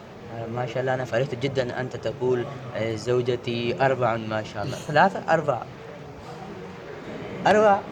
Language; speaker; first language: Arabic; non-native, learner; Urdu